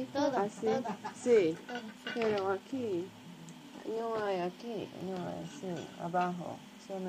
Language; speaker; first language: Spanish; non-native, learner; English